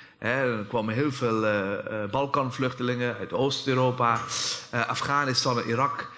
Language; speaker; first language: Dutch; non-native, fluent; Persian